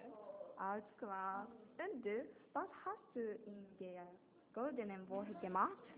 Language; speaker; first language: German; non-native, learner; Japanese